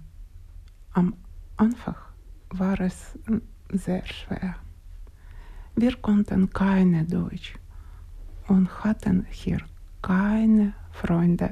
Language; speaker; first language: German; non-native, learner; Ukrainian